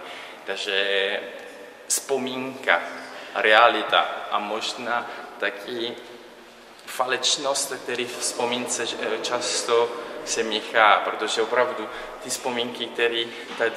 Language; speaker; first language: Czech; non-native, learner; Italian